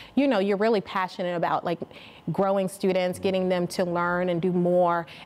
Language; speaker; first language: English; native; English